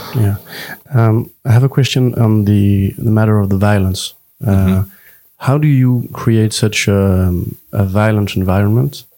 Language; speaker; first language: English; non-native, fluent; French